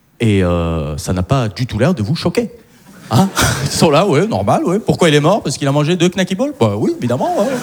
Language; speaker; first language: French; early bilingual, other home language; Arabic